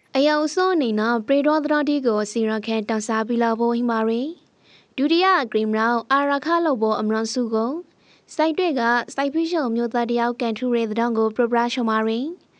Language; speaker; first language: Burmese; native; Burmese